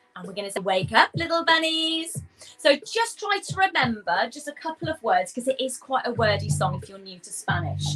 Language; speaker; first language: English; native; English